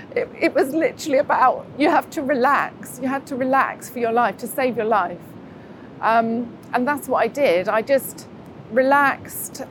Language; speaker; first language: English; native; English